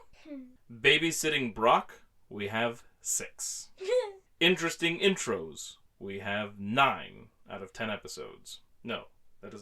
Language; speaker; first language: English; native; English